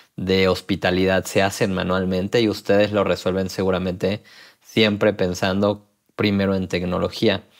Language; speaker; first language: Spanish; native; Spanish